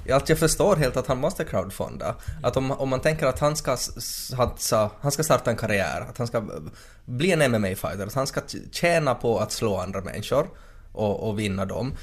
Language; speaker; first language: Swedish; native; Swedish